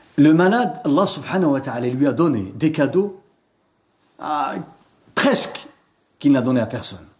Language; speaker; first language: French; non-native, local second language; Arabic